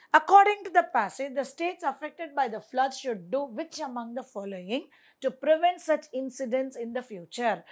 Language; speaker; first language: English; non-native, local second language; Tamil